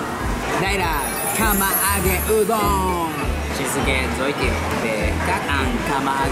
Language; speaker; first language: Vietnamese; non-native, learner; Japanese